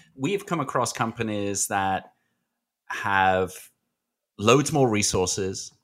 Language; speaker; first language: English; native; English